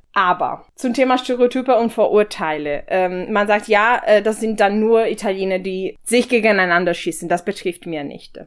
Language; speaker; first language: German; non-native, fluent; Italian